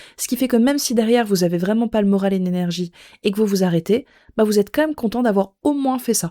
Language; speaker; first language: French; native; French